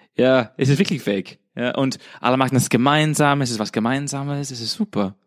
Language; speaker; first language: German; non-native, fluent; English